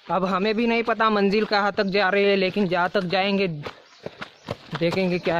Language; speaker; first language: Hindi; non-native, local second language; Marathi